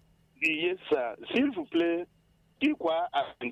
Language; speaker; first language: French; non-native, learner; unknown